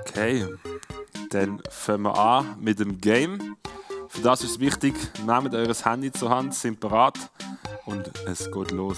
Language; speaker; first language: German; native; German